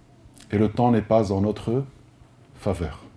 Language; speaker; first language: French; native; French